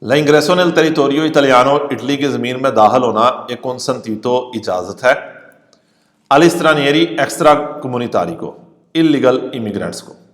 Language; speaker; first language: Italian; non-native, fluent; Urdu